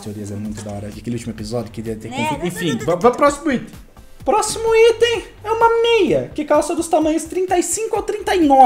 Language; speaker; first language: Portuguese; native; Portuguese